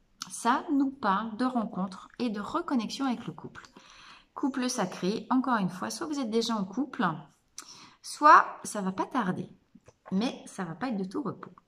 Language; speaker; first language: French; native; French